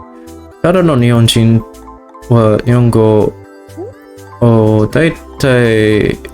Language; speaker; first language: Japanese; non-native, learner; English